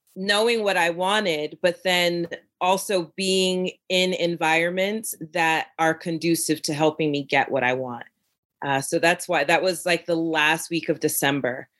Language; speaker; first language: English; native; English